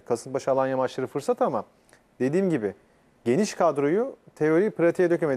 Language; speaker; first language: Turkish; native; Turkish